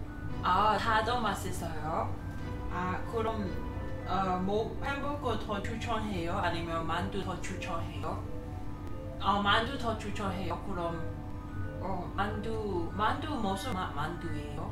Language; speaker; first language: Korean; non-native, learner; Cantonese